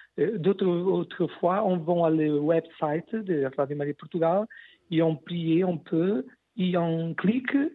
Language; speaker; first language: French; non-native, learner; Portuguese